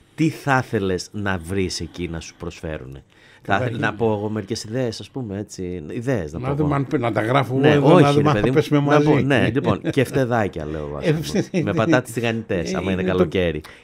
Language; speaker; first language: Greek; native; Greek